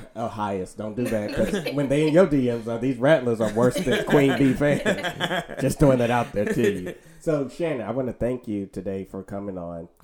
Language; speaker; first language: English; native; English